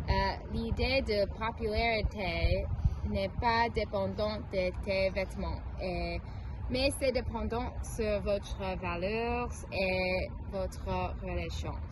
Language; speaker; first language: French; non-native, learner; English